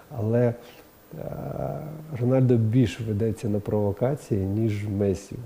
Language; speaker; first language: Ukrainian; non-native, local second language; Russian